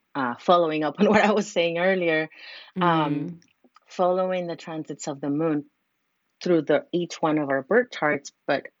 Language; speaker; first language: English; non-native, fluent; Spanish